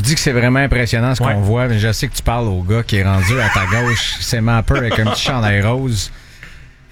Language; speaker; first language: French; native; French